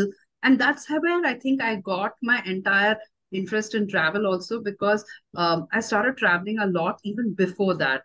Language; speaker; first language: English; non-native, local second language; Tamil